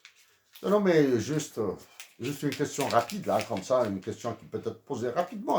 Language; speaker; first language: French; native; French